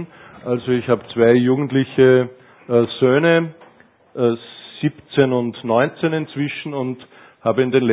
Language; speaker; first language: German; native; German